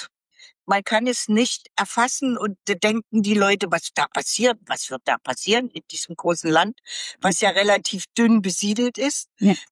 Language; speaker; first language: German; native; German